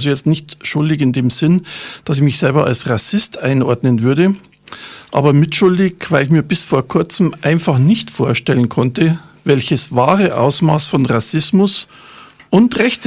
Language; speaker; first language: German; native; German